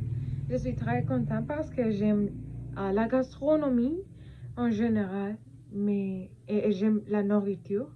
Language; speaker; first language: French; non-native, learner; Spanish